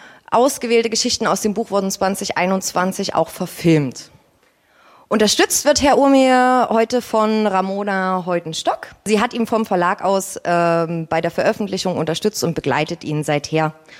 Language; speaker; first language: German; native; German